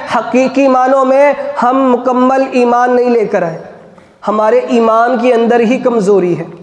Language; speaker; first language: Urdu; non-native, local second language; Punjabi